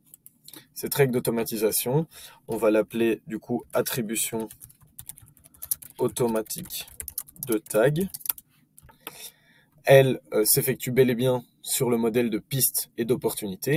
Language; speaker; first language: French; native; French